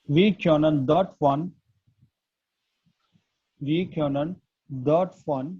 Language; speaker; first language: German; non-native, learner; Gujarati